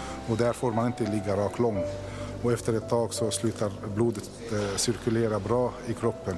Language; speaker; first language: Swedish; non-native, fluent; Arabic